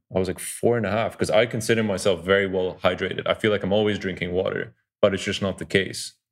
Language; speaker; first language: English; early bilingual, other home language; Dutch